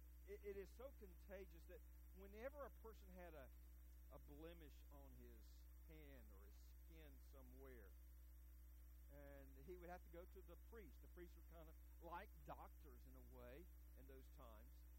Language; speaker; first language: English; native; English